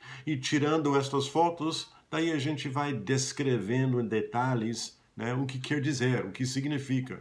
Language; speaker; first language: Portuguese; non-native, fluent; English